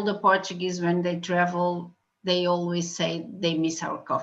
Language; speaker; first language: English; non-native, fluent; Portuguese